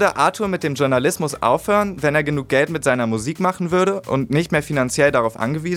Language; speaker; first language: German; native; German